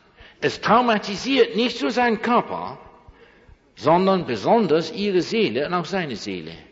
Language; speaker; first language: German; non-native, fluent; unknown